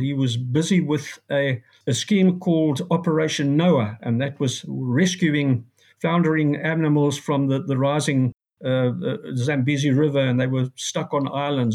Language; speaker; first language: English; native; English